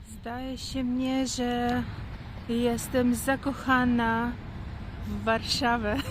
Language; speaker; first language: Polish; non-native, learner; Ukrainian